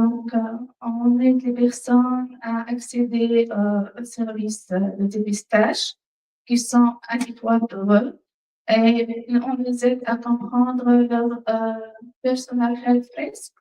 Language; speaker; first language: French; non-native, fluent; Arabic